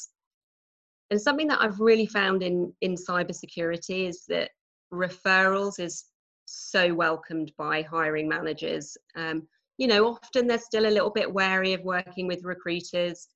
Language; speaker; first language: English; native; English